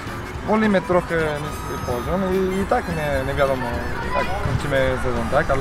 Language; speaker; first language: Polish; non-native, learner; Spanish